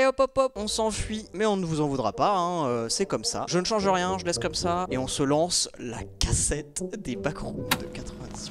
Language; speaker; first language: French; native; French